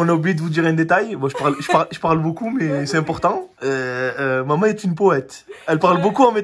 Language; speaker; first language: French; native; French